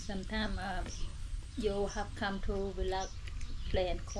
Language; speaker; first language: English; non-native, local second language; Khmer